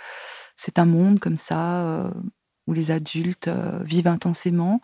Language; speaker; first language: French; native; French